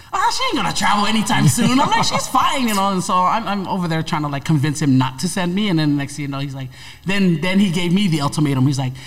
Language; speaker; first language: English; native; English